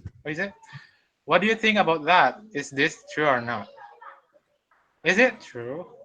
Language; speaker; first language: English; non-native, fluent; Indonesian